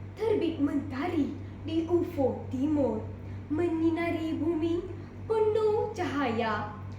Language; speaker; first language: Malay; non-native, local second language; Tamil